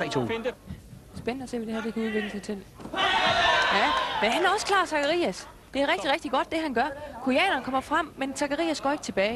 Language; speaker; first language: Danish; native; Danish